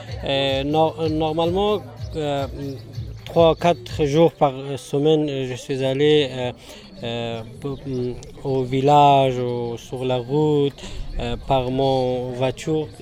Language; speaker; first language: French; non-native, learner; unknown